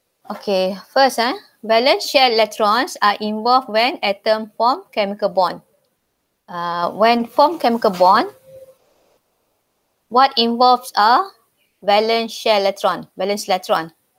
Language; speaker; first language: English; non-native, local second language; Malay